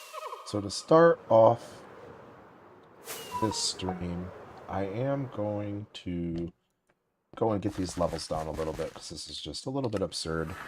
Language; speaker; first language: English; native; English